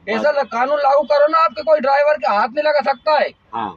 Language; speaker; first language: Hindi; native; Hindi